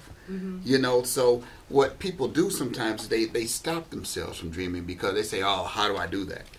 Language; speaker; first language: English; native; English